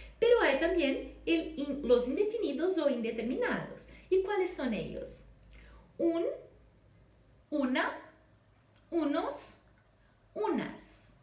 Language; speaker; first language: Spanish; non-native, fluent; Portuguese